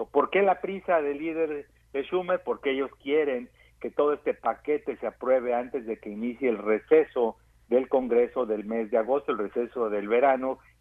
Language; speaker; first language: Spanish; native; Spanish